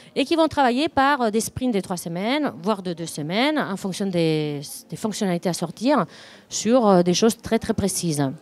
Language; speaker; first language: French; non-native, fluent; Spanish